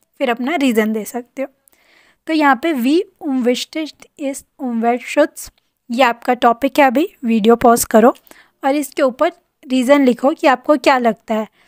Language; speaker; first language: Hindi; native; Hindi